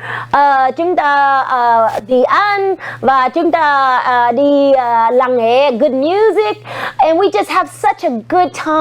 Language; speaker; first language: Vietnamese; non-native, learner; English